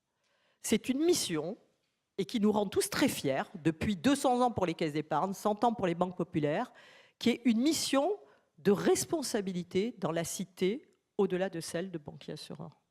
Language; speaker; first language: French; native; French